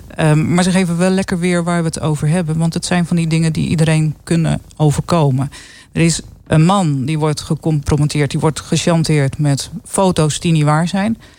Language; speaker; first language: Dutch; native; Dutch